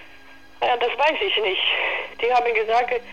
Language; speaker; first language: German; non-native, learner; Polish